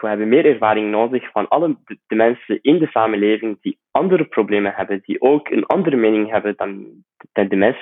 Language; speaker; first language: Dutch; non-native, fluent; Arabic